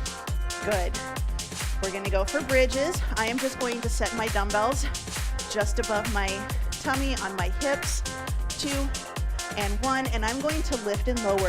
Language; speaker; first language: English; native; English